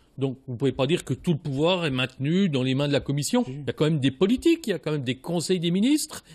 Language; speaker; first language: French; native; French